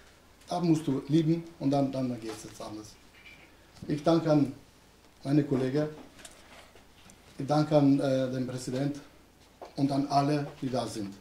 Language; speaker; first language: German; non-native, fluent; Albanian